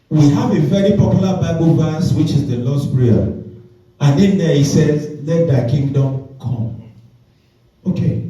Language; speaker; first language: English; non-native, local second language; Yoruba